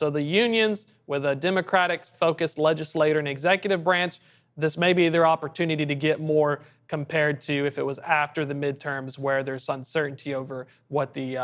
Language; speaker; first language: English; native; English